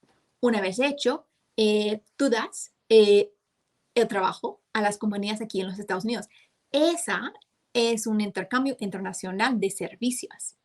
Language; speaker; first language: Spanish; non-native, fluent; English